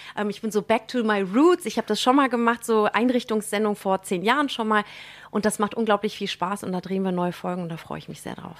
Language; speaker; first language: German; native; German